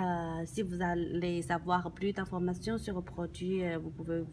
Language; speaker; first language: French; non-native, learner; Chinese